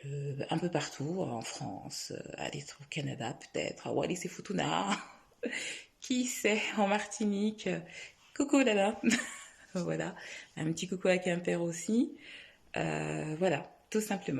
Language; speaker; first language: French; native; French